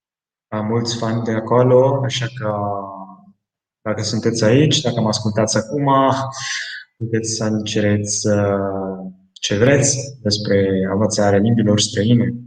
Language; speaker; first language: Romanian; non-native, fluent; Italian